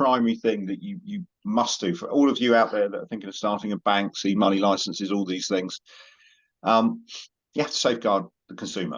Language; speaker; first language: English; native; English